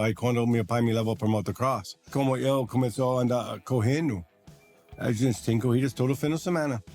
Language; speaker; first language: Portuguese; non-native, learner; English